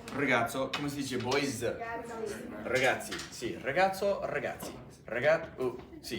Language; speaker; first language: Italian; non-native, fluent; English